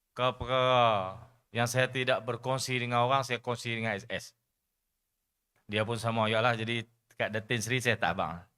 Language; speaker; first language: Malay; native; Malay